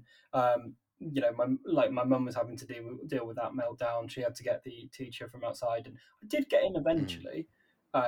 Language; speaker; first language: English; native; English